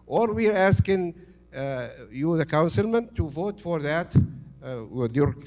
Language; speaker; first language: English; non-native, fluent; Arabic